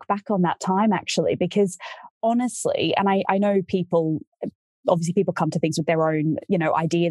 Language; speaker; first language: English; native; English